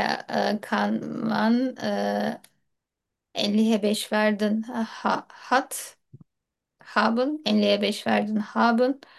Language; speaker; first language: German; non-native, learner; Turkish